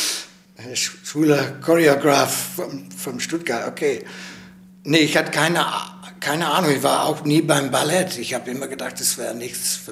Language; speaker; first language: German; non-native, learner; English